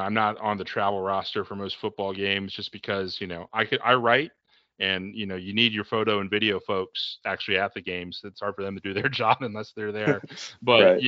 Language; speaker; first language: English; native; English